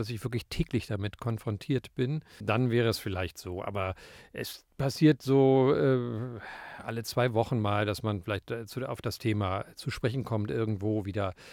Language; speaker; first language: German; native; German